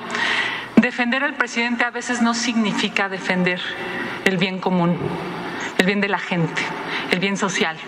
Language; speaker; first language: Spanish; native; Spanish